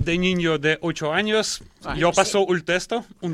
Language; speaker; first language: Spanish; non-native, learner; Russian